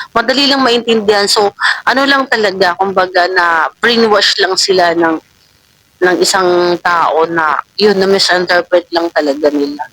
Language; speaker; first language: Filipino; non-native, local second language; Waray